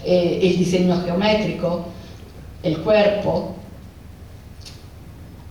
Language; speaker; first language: Spanish; non-native, fluent; Italian